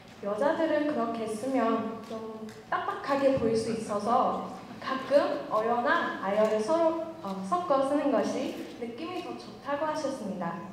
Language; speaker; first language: Korean; non-native, fluent; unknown